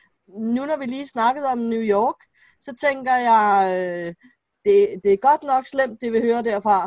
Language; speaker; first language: Danish; native; Danish